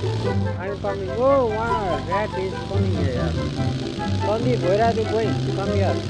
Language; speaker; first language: English; non-native, learner; Nepali